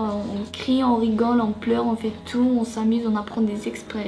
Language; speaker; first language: French; early bilingual, other home language; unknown